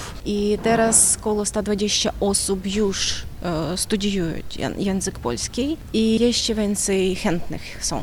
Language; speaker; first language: Polish; non-native, fluent; Ukrainian